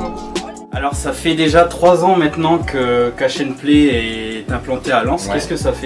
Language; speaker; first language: French; native; French